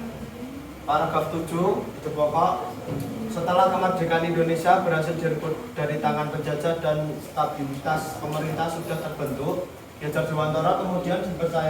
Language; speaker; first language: Indonesian; native; Indonesian